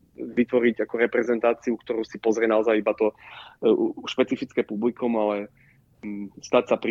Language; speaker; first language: Slovak; native; Slovak